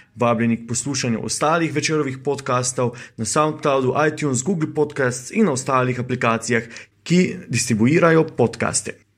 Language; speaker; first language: Slovenian; native; Slovenian